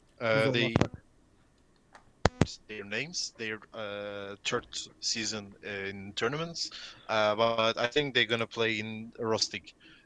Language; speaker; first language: English; non-native, learner; Turkish